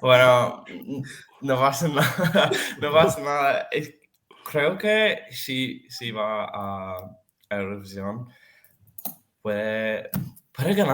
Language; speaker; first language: Spanish; non-native, fluent; Serbian